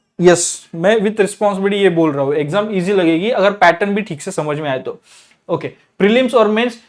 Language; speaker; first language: Hindi; non-native, local second language; Marathi